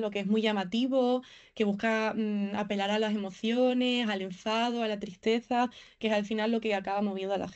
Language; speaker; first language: Spanish; native; Spanish